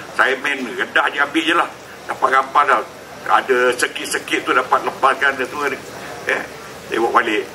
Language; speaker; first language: Malay; native; Malay